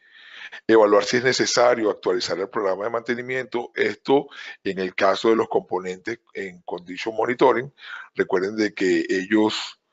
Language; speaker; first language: Spanish; native; Spanish